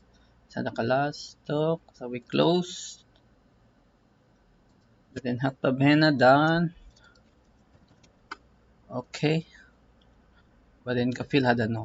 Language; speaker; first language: Arabic; non-native, learner; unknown